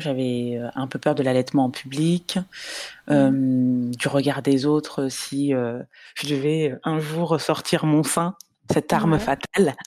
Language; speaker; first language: French; native; French